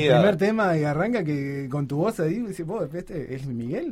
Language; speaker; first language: Spanish; native; Spanish